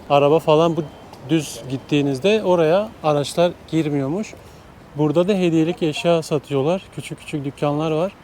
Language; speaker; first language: Turkish; native; Turkish